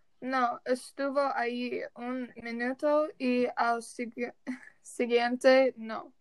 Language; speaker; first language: Spanish; non-native, learner; English